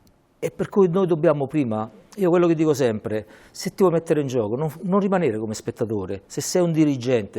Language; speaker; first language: Italian; native; Italian